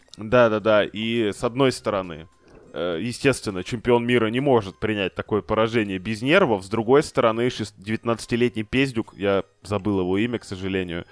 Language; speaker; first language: Russian; native; Russian